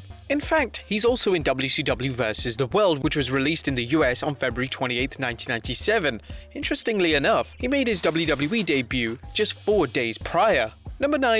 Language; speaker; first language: English; native; English